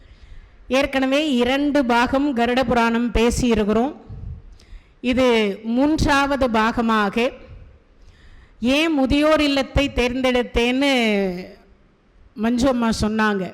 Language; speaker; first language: Tamil; native; Tamil